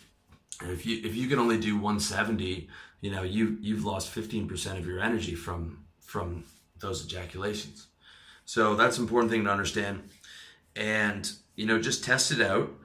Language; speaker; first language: English; native; English